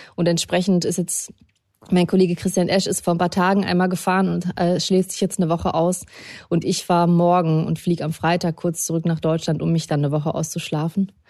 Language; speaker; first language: German; early bilingual, other home language; Russian